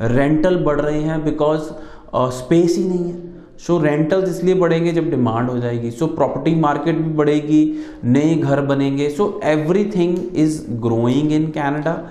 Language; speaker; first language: Hindi; non-native, local second language; Punjabi